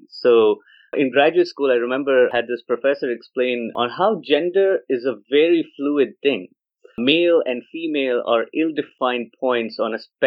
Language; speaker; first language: English; non-native, local second language; Odia